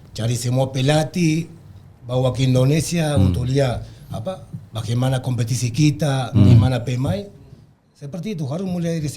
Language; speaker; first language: Indonesian; non-native, learner; Spanish